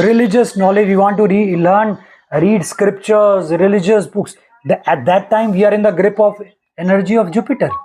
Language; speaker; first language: English; non-native, local second language; Hindi